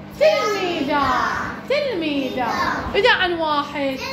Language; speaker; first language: Arabic; native; Arabic